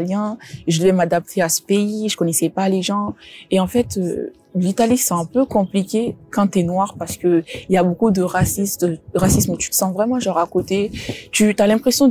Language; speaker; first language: French; early bilingual, other home language; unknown